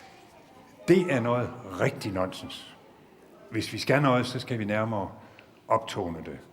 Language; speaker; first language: Danish; native; Danish